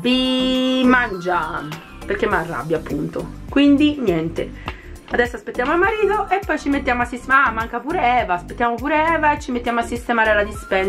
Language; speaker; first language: Italian; native; Italian